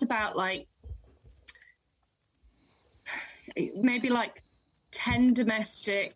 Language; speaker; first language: English; native; English